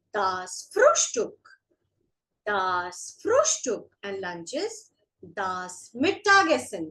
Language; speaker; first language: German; non-native, fluent; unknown